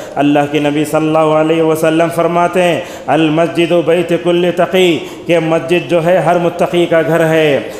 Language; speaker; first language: Urdu; native; Urdu